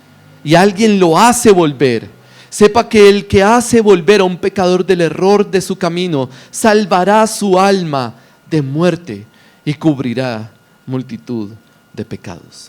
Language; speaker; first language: Spanish; native; Spanish